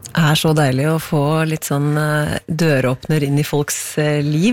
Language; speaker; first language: Norwegian; native; Norwegian